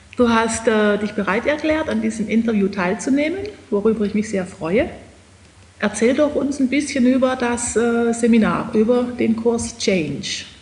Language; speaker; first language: German; native; German